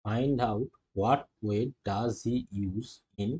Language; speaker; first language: English; non-native, local second language; Bangla